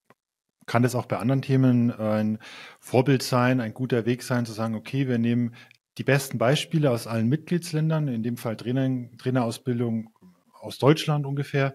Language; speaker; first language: German; native; German